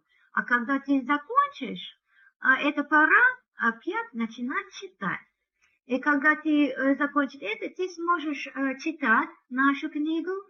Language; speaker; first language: Russian; non-native, learner; English